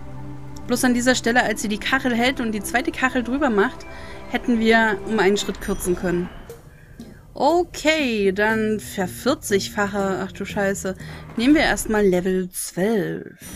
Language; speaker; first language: German; native; German